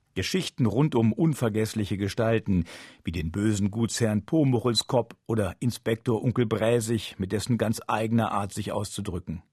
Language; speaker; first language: German; native; German